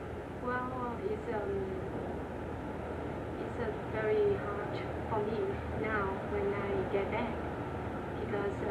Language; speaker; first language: English; non-native, learner; Vietnamese